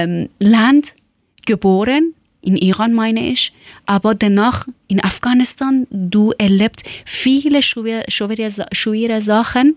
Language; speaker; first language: German; non-native, learner; Persian